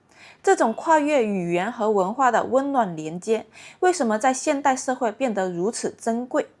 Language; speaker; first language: Chinese; native; Chinese